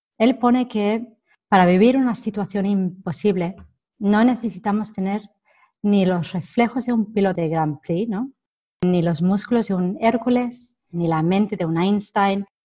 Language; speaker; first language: Spanish; non-native, fluent; English